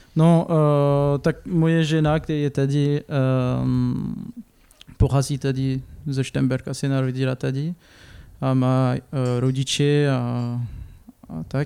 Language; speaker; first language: Czech; non-native, learner; French